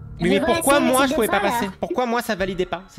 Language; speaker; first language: French; native; French